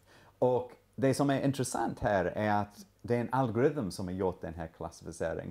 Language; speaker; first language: Swedish; non-native, fluent; English